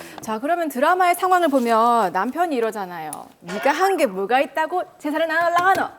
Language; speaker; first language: Korean; native; Korean